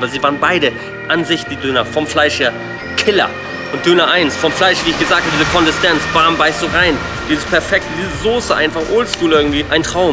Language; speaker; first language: German; native; German